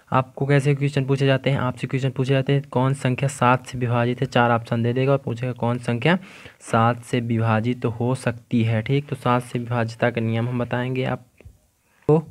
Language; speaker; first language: Hindi; native; Hindi